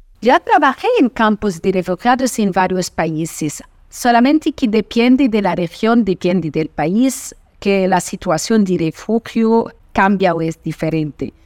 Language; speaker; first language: Spanish; non-native, fluent; Portuguese